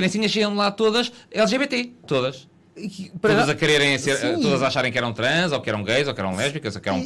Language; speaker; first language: Portuguese; native; Portuguese